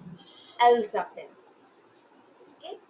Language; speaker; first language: French; non-native, fluent; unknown